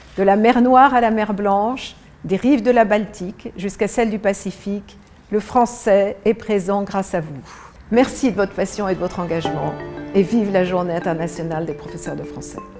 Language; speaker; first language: French; native; French